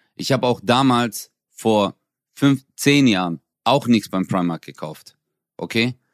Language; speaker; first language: German; early bilingual, other home language; Turkish